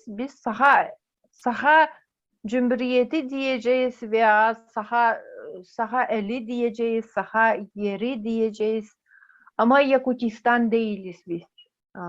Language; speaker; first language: Turkish; non-native, fluent; Yakut